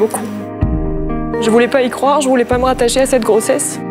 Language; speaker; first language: French; native; French